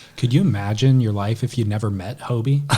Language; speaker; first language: English; native; English